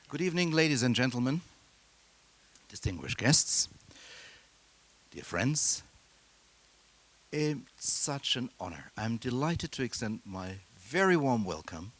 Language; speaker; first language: English; non-native, fluent; German